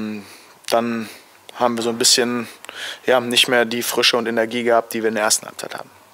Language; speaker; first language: German; native; German